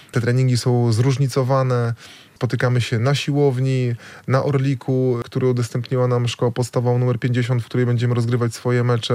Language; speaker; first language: Polish; native; Polish